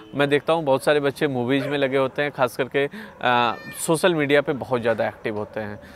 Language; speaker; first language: Hindi; native; Hindi